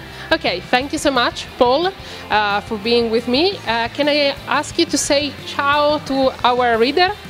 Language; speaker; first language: English; non-native, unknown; Italian